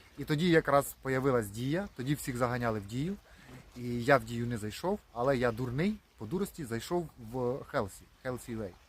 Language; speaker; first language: Ukrainian; non-native, local second language; Russian